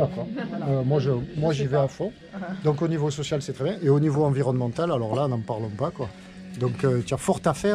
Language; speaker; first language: French; native; French